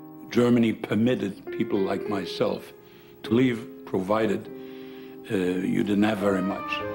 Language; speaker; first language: English; non-native, fluent; German